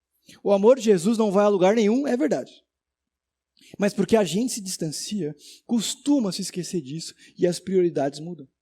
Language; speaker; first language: Portuguese; native; Portuguese